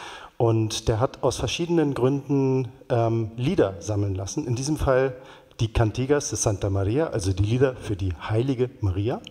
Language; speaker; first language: German; native; German